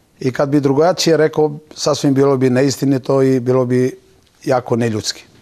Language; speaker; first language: Bosnian; non-native, local second language; Turkish